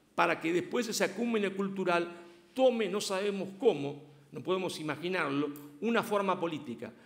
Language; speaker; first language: Spanish; native; Spanish